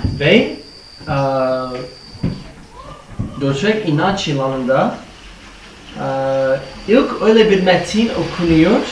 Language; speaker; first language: Turkish; non-native, fluent; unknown